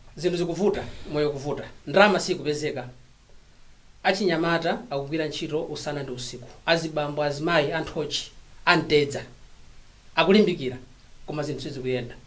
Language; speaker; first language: Nyanja; non-native, local second language; Tumbuka